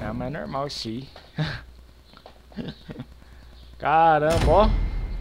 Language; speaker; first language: Portuguese; native; Portuguese